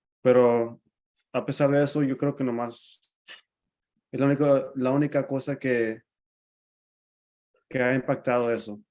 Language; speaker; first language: Spanish; early bilingual, other home language; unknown